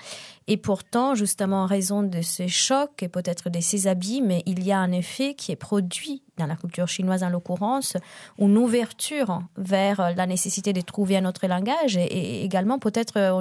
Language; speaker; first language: French; non-native, fluent; Italian